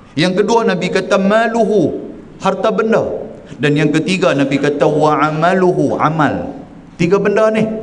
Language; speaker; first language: Malay; native; Malay